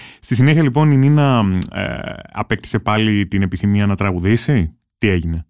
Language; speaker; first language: Greek; native; Greek